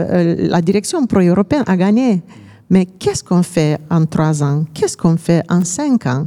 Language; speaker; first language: French; non-native, fluent; Romanian